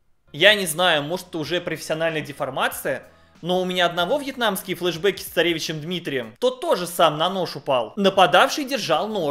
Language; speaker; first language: Russian; native; Russian